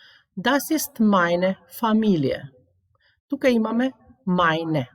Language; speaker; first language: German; non-native, fluent; Macedonian